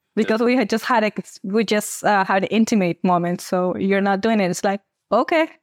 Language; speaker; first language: English; non-native, fluent; Spanish